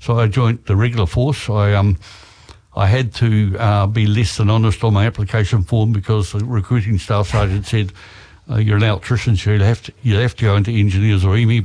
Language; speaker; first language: English; native; English